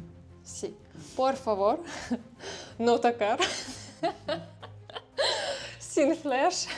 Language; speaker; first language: Spanish; non-native, learner; Russian